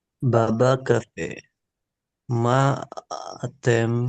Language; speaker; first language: Hebrew; non-native, learner; Indonesian